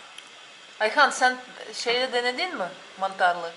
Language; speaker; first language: Turkish; non-native, fluent; Russian